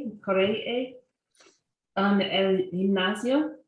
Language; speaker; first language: Spanish; non-native, learner; English